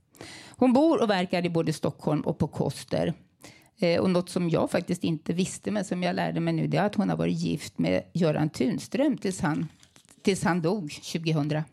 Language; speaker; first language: Swedish; native; Swedish